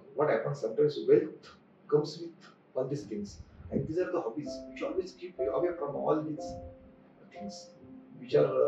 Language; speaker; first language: English; non-native, local second language; Marathi